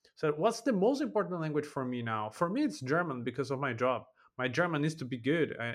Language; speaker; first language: English; non-native, fluent; Portuguese